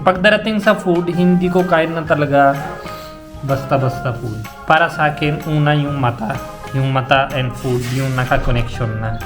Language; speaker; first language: Filipino; non-native, learner; Punjabi